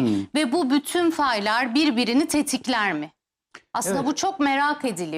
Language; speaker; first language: Turkish; native; Turkish